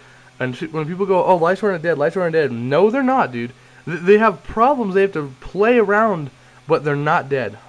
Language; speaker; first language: English; native; English